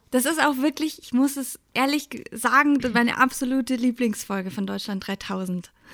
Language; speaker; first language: German; native; German